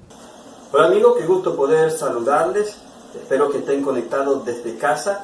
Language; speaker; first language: Spanish; native; Spanish